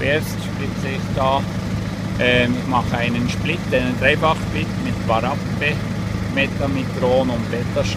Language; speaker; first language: German; native; German